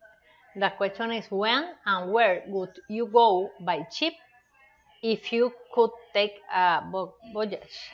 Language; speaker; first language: English; non-native, learner; Spanish